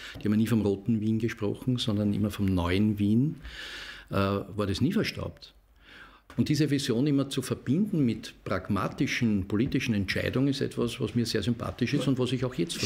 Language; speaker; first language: German; native; German